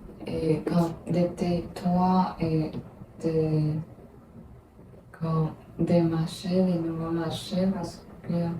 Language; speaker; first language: French; non-native, learner; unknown